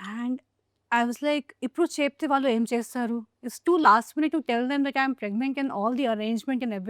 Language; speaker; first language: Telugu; non-native, local second language; Hindi